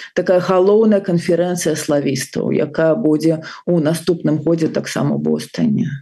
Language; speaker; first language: Belarusian; non-native, local second language; Russian